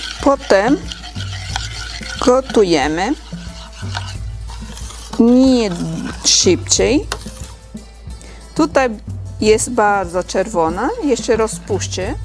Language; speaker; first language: Polish; non-native, learner; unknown